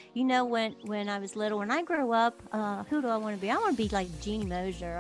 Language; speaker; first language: English; native; English